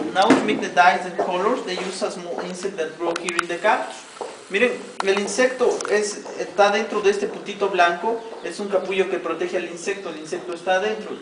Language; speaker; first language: English; non-native, fluent; Spanish